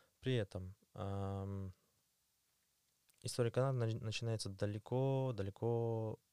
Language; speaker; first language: Russian; native; Russian